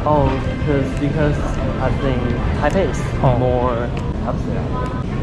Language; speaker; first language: English; non-native, learner; Chinese